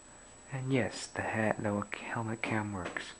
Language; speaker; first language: English; native; English